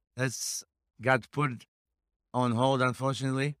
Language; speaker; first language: English; non-native, fluent; Slovak